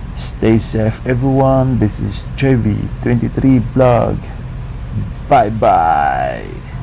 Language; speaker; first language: English; non-native, local second language; Filipino